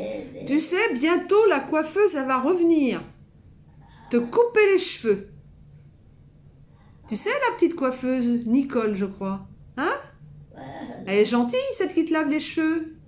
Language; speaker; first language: French; native; French